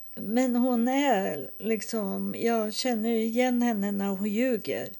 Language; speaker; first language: Swedish; native; Swedish